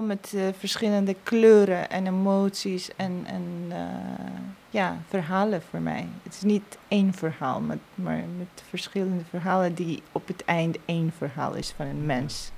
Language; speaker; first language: Dutch; non-native, fluent; Georgian